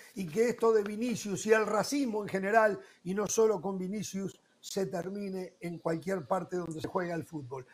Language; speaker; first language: Spanish; native; Spanish